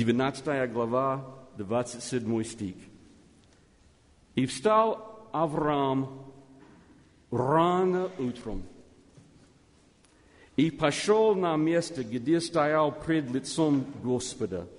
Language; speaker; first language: Russian; non-native, learner; English